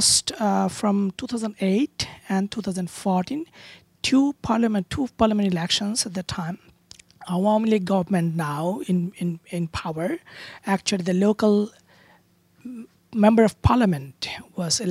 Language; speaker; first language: English; non-native, local second language; Bangla